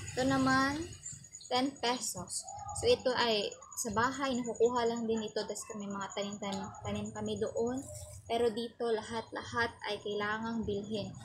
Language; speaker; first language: Filipino; non-native, local second language; Cebuano